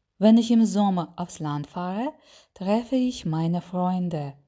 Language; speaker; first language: German; non-native, fluent; Ukrainian